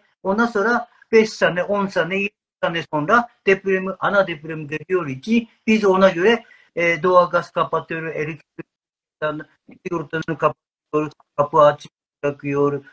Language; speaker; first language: Turkish; non-native, learner; Japanese